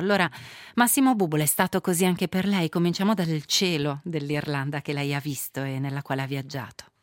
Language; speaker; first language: Italian; native; Italian